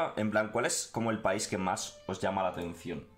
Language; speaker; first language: Spanish; native; Spanish